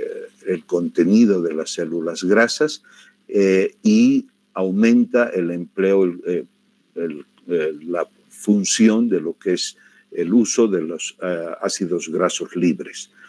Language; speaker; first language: Spanish; native; Spanish